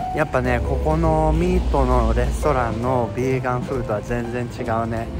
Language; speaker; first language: Japanese; native; Japanese